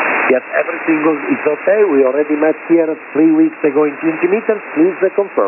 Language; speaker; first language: English; non-native, fluent; Italian